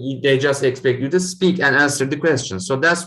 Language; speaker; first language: English; non-native, fluent; Turkish